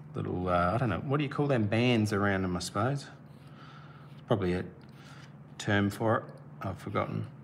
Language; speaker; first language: English; native; English